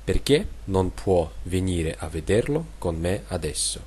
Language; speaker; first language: Italian; non-native, fluent; Russian